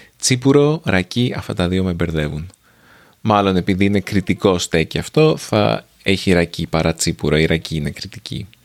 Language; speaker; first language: Greek; native; Greek